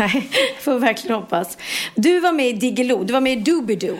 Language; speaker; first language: Swedish; native; Swedish